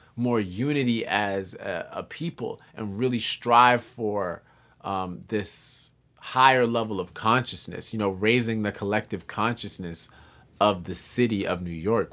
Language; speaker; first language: English; native; English